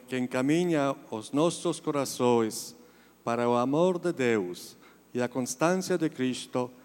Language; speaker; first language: Spanish; non-native, fluent; Polish